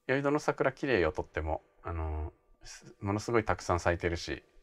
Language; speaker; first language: Japanese; native; Japanese